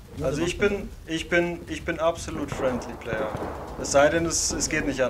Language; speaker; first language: German; native; German